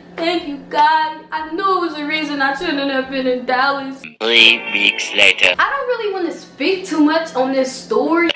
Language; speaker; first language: English; native; English